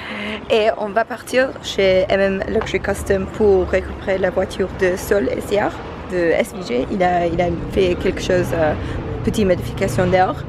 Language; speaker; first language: French; non-native, learner; English